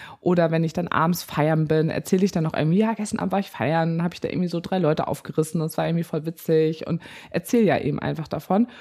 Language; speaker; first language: German; native; German